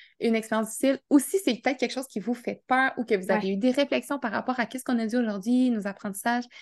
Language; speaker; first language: French; native; French